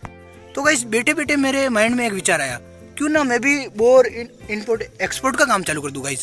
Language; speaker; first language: Hindi; non-native, local second language; Rajasthani